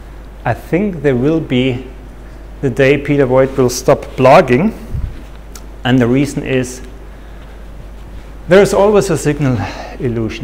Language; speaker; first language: English; non-native, fluent; German